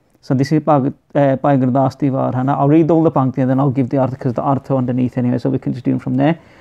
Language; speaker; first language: English; native; English